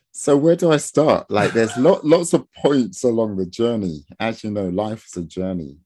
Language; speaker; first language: English; early bilingual, other home language; Yoruba